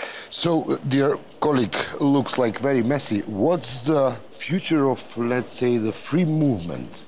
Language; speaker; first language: English; non-native, fluent; Macedonian